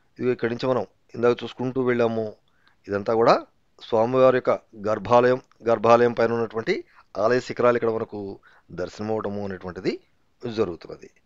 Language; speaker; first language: Telugu; native; Telugu